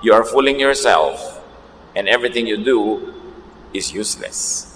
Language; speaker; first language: English; non-native, local second language; Filipino